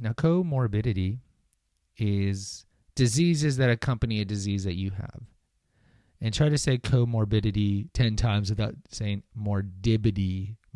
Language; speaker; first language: English; native; English